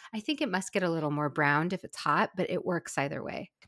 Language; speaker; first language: English; early bilingual, other home language; Ukrainian